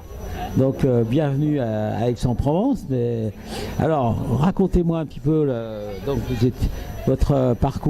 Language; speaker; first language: French; native; French